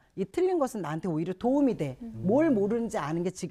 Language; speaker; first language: Korean; native; Korean